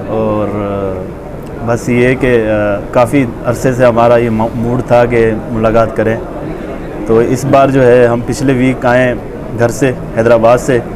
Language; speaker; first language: Urdu; non-native, local second language; Punjabi